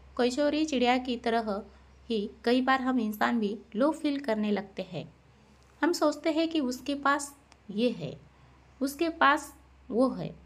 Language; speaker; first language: Hindi; non-native, local second language; Marathi